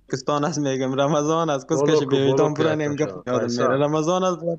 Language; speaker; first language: Persian; non-native, local second language; Pashto